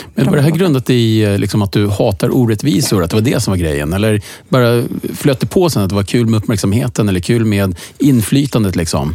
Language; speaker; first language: Swedish; native; Swedish